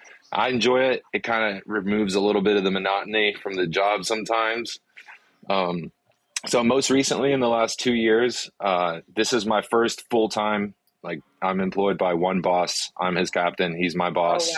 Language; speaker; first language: English; early bilingual, other home language; Afrikaans